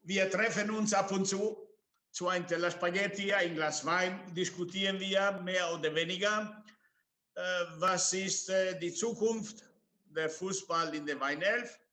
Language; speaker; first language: German; non-native, fluent; Italian